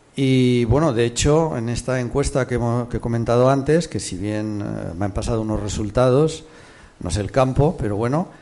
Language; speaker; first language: Spanish; non-native, local second language; Catalan